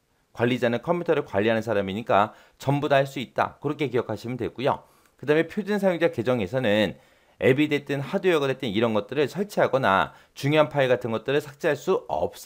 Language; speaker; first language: Korean; native; Korean